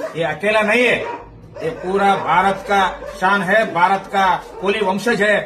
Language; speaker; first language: Hindi; non-native, local second language; Kannada